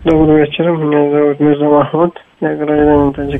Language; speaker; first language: Russian; non-native, learner; Tajik